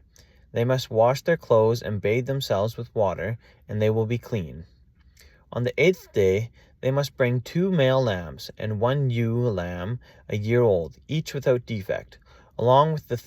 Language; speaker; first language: English; native; English